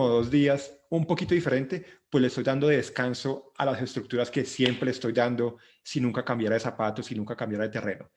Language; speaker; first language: Spanish; native; Spanish